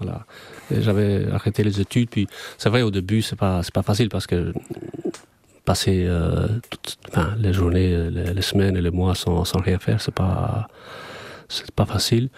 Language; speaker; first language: French; non-native, fluent; Albanian